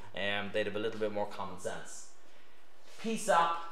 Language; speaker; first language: English; native; English